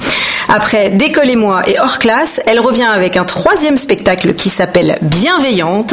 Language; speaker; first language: French; native; French